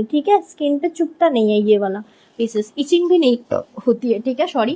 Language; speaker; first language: Hindi; non-native, local second language; Bangla